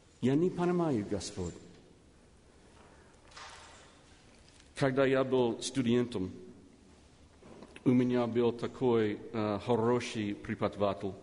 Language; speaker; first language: Russian; non-native, learner; English